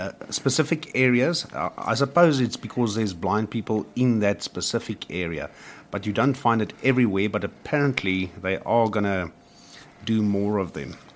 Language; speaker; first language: English; non-native, local second language; Afrikaans